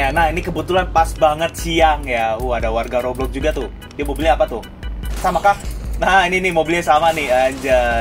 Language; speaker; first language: Indonesian; native; Indonesian